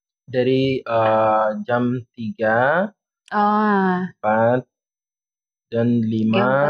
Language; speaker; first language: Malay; non-native, learner; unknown